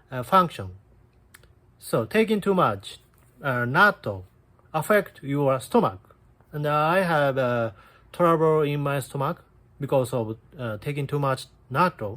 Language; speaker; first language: English; non-native, learner; Japanese